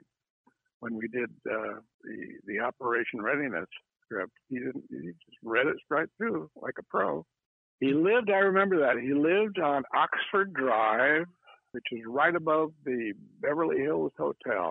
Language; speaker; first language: English; native; English